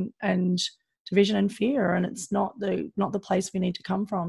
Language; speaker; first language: English; native; English